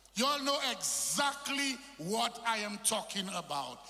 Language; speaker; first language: English; non-native, local second language; French